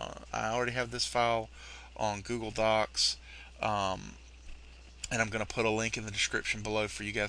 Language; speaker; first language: English; native; English